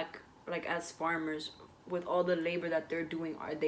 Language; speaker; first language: English; native; English